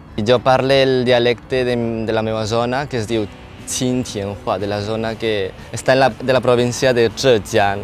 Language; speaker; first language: Catalan; non-native, local second language; Chinese